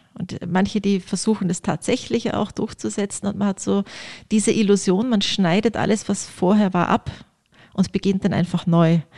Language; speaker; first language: German; early bilingual, other home language; Polish